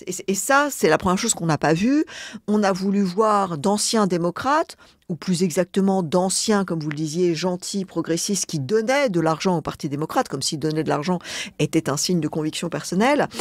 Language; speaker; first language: French; native; French